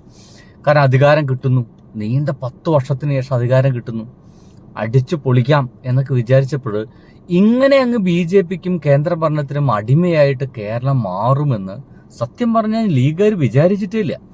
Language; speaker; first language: Malayalam; native; Malayalam